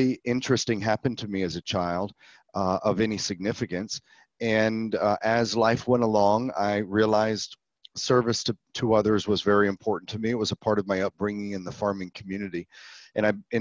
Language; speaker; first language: English; native; English